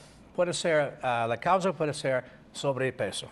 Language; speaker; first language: Spanish; non-native, learner; English